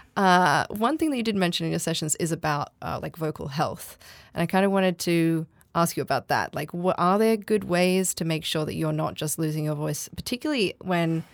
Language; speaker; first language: English; native; English